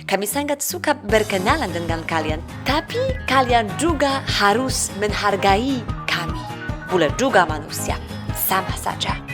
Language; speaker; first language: Indonesian; non-native, fluent; Polish